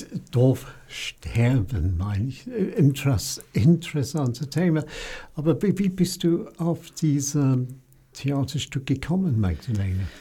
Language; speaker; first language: German; non-native, fluent; English